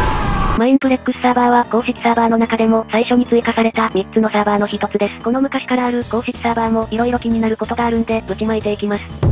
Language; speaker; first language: Japanese; native; Japanese